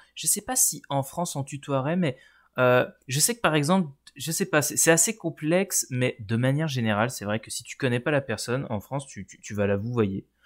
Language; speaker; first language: French; native; French